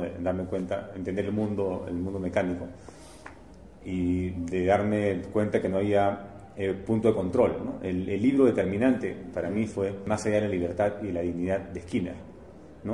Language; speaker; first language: Spanish; native; Spanish